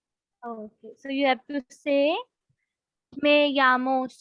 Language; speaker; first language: English; non-native, local second language; Hindi